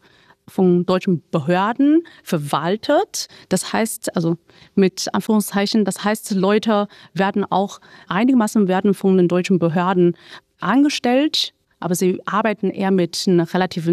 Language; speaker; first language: German; non-native, fluent; Chinese